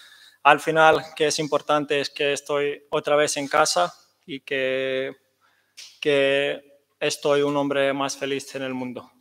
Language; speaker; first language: Spanish; non-native, fluent; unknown